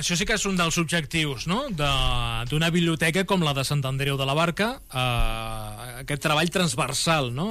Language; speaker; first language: Catalan; native; Catalan